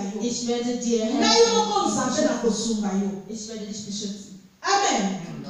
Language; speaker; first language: German; non-native, fluent; Lingala